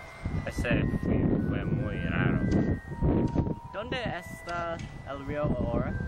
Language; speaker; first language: Spanish; non-native, learner; English